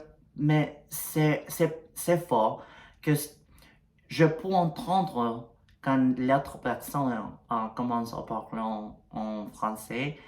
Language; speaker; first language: French; non-native, learner; Spanish